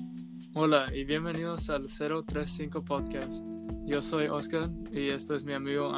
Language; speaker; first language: Spanish; non-native, learner; English